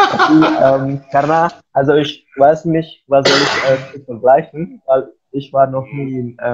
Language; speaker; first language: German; non-native, fluent; Indonesian